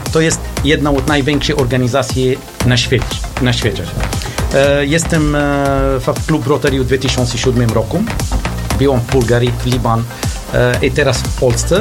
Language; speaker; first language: Polish; non-native, learner; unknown